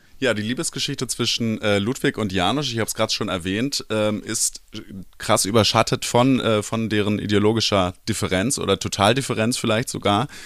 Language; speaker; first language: German; native; German